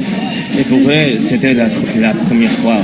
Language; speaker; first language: French; non-native, learner; Spanish